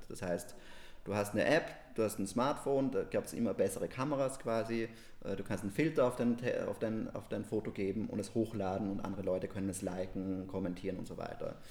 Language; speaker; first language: German; native; German